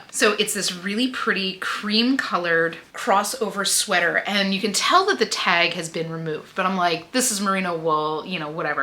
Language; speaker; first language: English; native; English